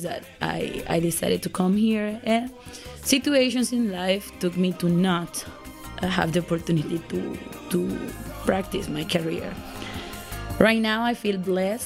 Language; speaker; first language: English; non-native, fluent; Spanish